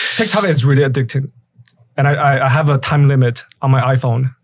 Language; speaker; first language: English; native; English